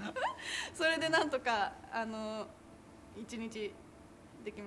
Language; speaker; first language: Japanese; native; Japanese